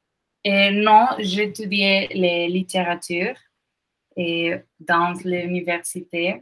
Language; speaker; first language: French; non-native, learner; Spanish